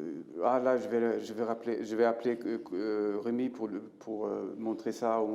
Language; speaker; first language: French; non-native, fluent; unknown